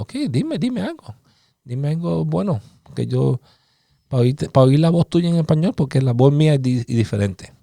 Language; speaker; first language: Spanish; early bilingual, other home language; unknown